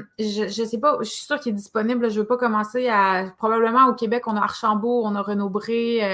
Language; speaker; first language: French; native; French